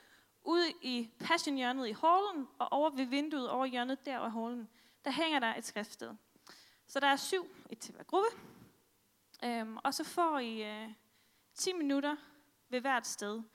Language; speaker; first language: Danish; native; Danish